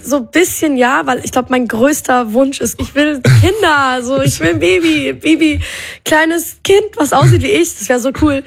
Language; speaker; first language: German; native; German